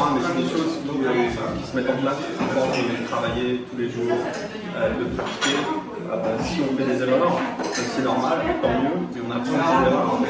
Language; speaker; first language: French; native; French